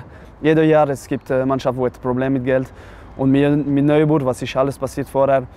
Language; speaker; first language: German; non-native, local second language; French